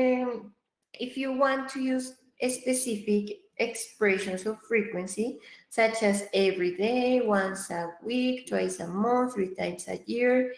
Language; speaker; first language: English; non-native, fluent; Spanish